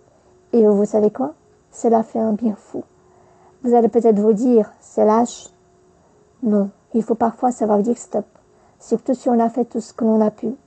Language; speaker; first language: French; non-native, fluent; Polish